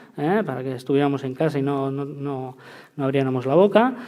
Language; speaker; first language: Spanish; native; Spanish